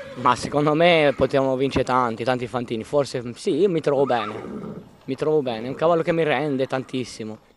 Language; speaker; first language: Italian; non-native, fluent; Albanian